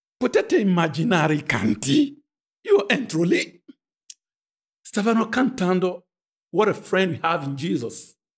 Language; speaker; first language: Italian; non-native, fluent; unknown